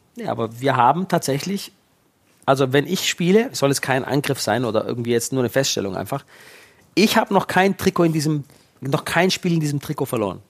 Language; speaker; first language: German; early bilingual, other home language; Italian